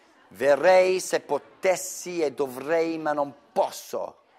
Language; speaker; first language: Italian; non-native, fluent; English